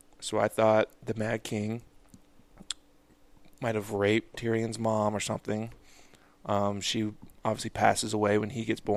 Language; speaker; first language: English; native; English